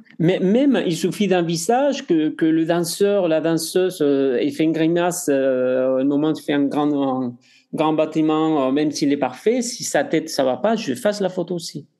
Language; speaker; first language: French; non-native, fluent; Spanish